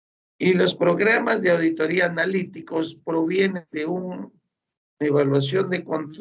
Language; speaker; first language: Spanish; native; Spanish